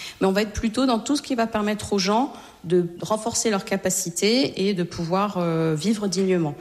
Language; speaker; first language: French; native; French